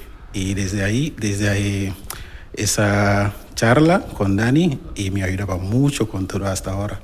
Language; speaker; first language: Spanish; non-native, learner; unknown